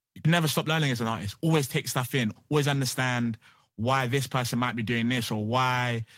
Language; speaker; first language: English; native; English